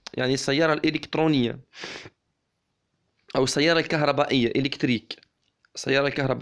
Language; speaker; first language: Arabic; native; Arabic